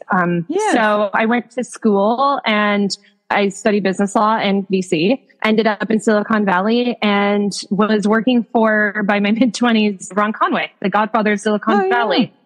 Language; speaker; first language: English; native; English